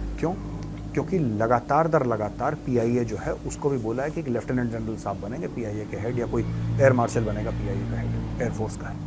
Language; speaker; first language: Hindi; native; Hindi